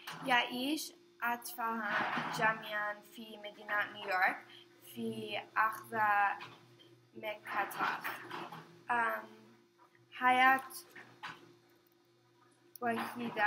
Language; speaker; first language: Arabic; non-native, learner; English